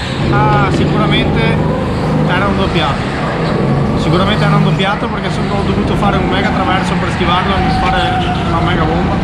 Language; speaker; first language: Italian; native; Italian